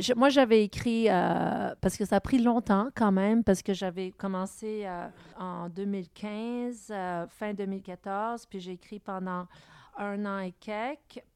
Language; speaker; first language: French; non-native, local second language; English